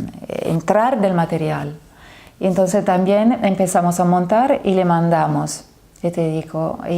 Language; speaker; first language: Spanish; non-native, fluent; Italian